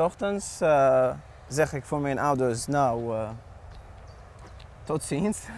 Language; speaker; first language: Dutch; non-native, learner; Arabic